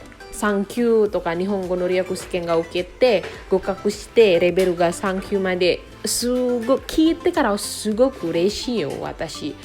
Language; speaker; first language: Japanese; non-native, fluent; Indonesian